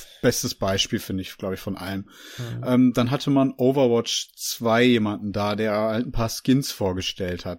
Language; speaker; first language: German; native; German